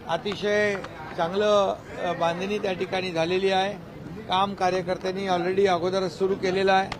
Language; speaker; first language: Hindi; non-native, local second language; Marathi